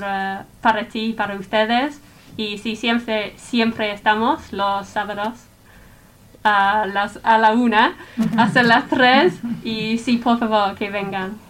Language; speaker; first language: Spanish; non-native, fluent; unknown